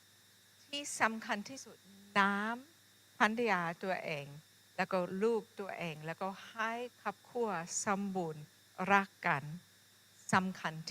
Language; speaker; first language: Thai; non-native, fluent; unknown